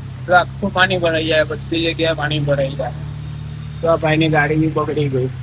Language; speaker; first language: Gujarati; native; Gujarati